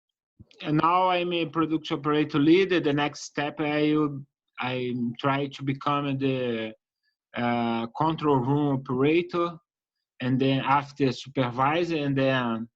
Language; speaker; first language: English; non-native, learner; Portuguese